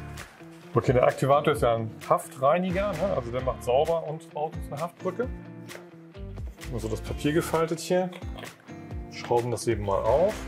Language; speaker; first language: German; native; German